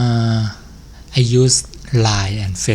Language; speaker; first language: English; non-native, learner; Thai